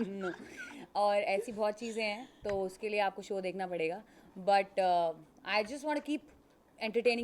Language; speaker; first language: Hindi; native; Hindi